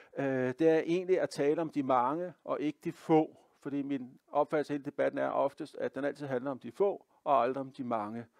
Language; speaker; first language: Danish; native; Danish